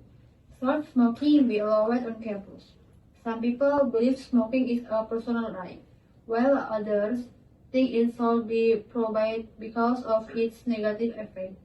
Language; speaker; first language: English; non-native, learner; Indonesian